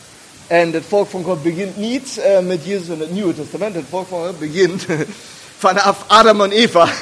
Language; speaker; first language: German; non-native, learner; Dutch